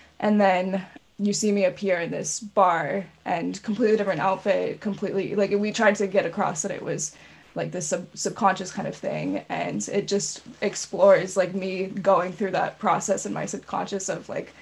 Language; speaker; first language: English; native; English